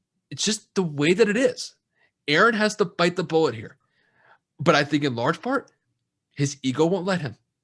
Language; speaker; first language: English; native; English